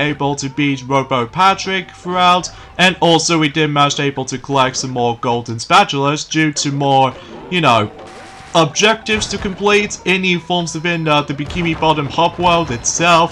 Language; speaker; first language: English; native; English